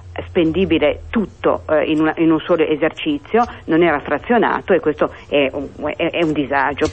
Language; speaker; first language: Italian; native; Italian